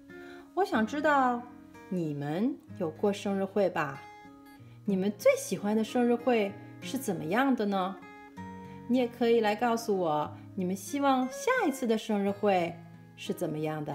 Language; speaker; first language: Chinese; early bilingual, heritage; Chinese